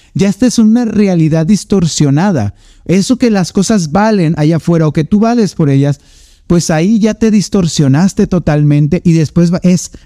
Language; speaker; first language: Spanish; native; Spanish